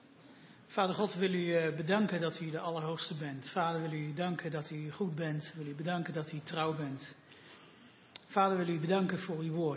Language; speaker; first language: Dutch; native; Dutch